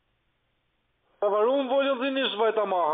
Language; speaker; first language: German; non-native, learner; Italian